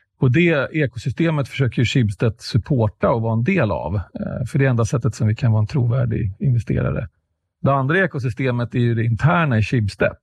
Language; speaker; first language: Swedish; native; Swedish